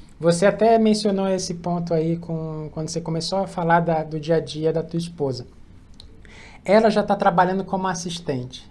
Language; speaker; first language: Portuguese; native; Portuguese